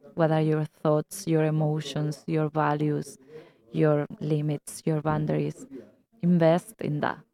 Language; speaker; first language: English; non-native, fluent; Spanish